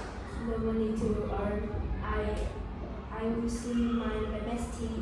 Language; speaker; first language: English; non-native, learner; Vietnamese